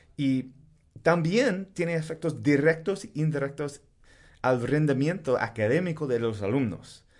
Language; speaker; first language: Spanish; non-native, fluent; English